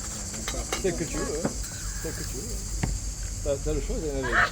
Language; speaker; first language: French; native; French